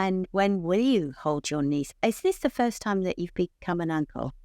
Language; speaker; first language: English; native; English